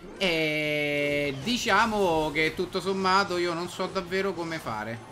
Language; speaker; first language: Italian; native; Italian